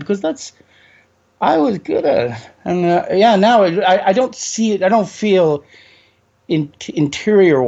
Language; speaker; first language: English; native; English